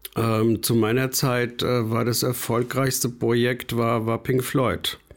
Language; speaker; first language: German; native; German